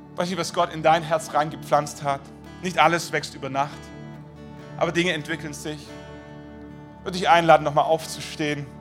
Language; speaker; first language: German; native; German